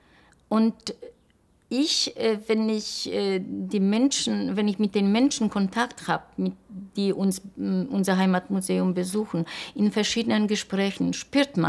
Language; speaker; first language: German; non-native, local second language; Polish